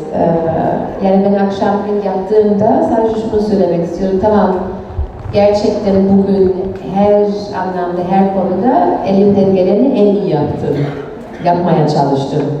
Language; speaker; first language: Turkish; early bilingual, heritage; Turkish